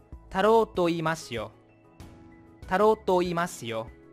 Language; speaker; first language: Japanese; non-native, fluent; Vietnamese